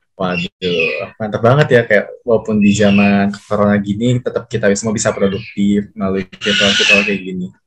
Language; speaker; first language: Indonesian; native; Indonesian